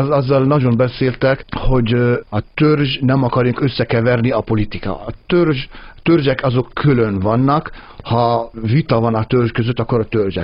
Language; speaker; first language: Hungarian; non-native, fluent; Arabic